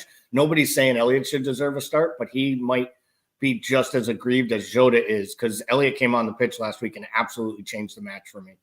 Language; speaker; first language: English; native; English